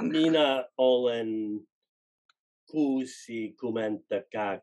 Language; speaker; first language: Finnish; non-native, learner; English